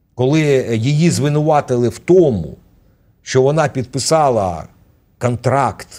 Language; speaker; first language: Ukrainian; native; Ukrainian